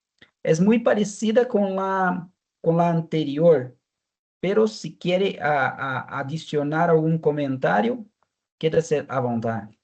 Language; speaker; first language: Spanish; non-native, fluent; Portuguese